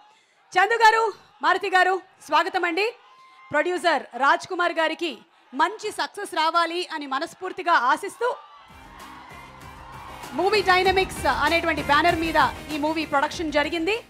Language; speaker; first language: Telugu; native; Telugu